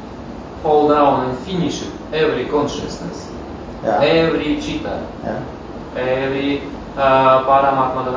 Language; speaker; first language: English; non-native, learner; Russian